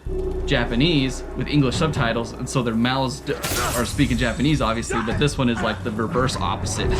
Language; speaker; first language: English; native; English